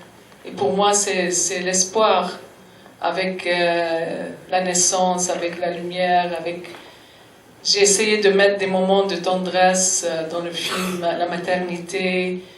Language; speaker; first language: French; non-native, fluent; Arabic